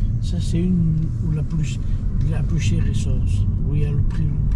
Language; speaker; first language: French; non-native, fluent; Spanish